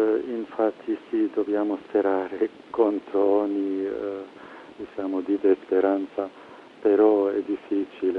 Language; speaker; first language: Italian; non-native, fluent; Arabic